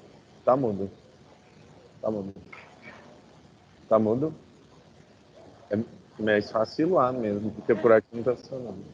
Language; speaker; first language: Portuguese; native; Portuguese